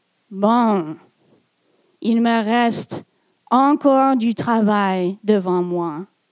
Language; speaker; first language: French; non-native, fluent; English